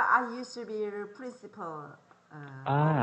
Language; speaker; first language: English; non-native, fluent; Korean